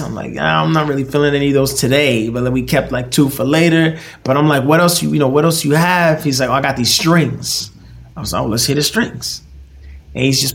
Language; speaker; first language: English; native; English